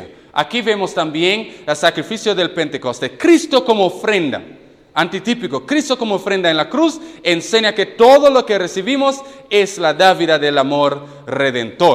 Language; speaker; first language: Spanish; non-native, fluent; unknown